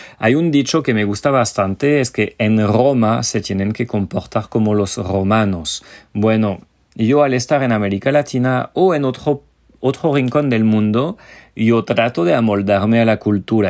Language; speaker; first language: Spanish; non-native, fluent; French